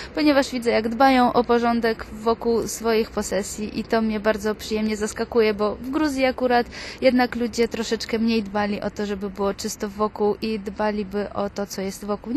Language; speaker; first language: Polish; non-native, fluent; Georgian